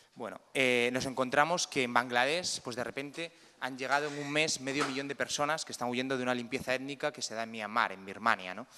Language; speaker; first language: Spanish; native; Spanish